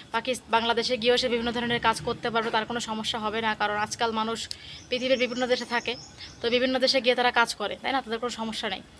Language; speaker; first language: Bangla; native; Bangla